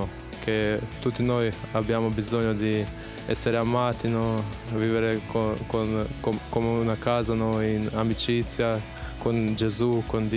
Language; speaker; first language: Italian; non-native, fluent; Bosnian